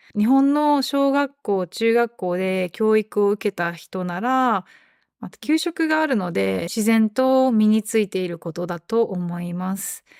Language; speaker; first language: Japanese; native; Japanese